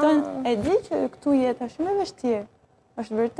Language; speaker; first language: Albanian; early bilingual, heritage; French